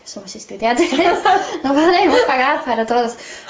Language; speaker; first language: Spanish; non-native, fluent; English